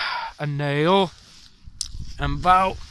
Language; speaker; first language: Welsh; non-native, learner; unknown